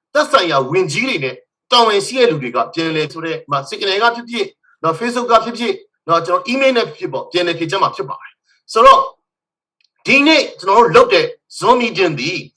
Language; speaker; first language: Burmese; native; Burmese